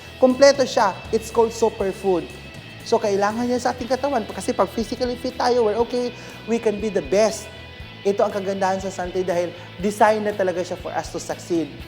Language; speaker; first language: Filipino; non-native, local second language; Cebuano